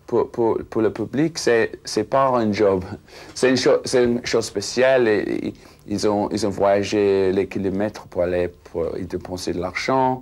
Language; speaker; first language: French; non-native, fluent; English